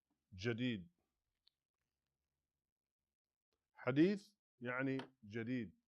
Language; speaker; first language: Arabic; non-native, fluent; English